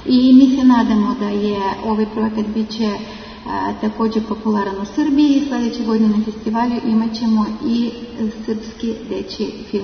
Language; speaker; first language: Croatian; non-native, learner; Russian